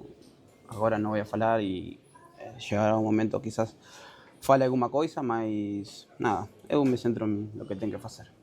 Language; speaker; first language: Portuguese; non-native, learner; Spanish